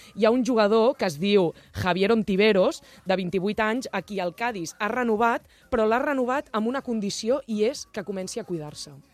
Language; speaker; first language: Catalan; native; Catalan